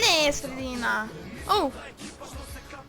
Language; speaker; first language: Croatian; native; Croatian